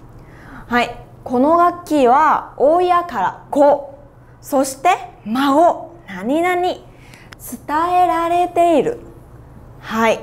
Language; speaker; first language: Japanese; non-native, fluent; Vietnamese